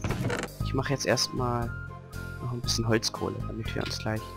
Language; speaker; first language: German; native; German